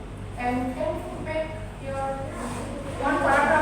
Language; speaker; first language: English; non-native, learner; Indonesian